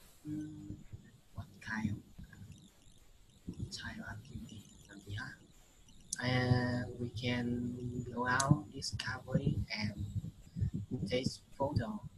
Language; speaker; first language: English; non-native, learner; Vietnamese